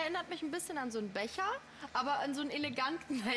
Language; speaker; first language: German; native; German